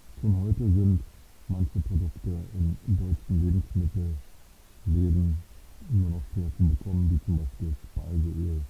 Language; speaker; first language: German; native; German